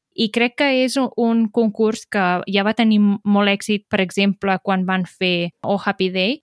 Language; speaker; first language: Catalan; native; Catalan